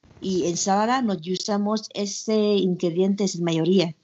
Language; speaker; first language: Spanish; non-native, learner; Thai